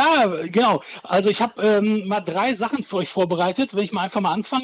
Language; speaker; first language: German; early bilingual, other home language; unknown